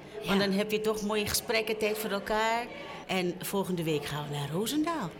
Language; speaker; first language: Dutch; native; Dutch